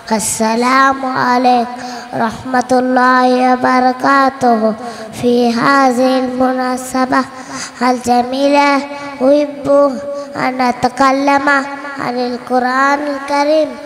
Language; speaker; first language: Arabic; non-native, learner; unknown